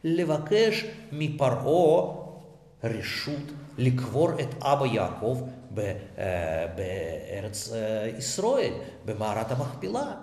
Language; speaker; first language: Hebrew; non-native, fluent; Russian